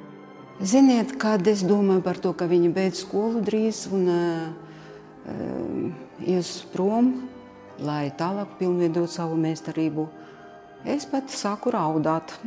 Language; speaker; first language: Latvian; non-native, local second language; Russian